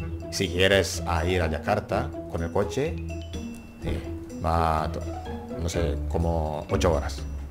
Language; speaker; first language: Spanish; non-native, fluent; Indonesian